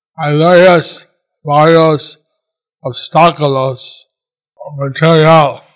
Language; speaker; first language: Spanish; non-native, learner; English